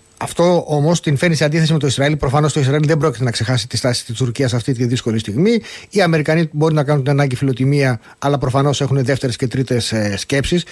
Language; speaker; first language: Greek; native; Greek